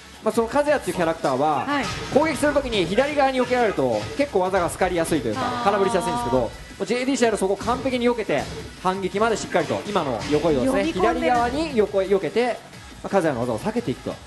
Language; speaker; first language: Japanese; native; Japanese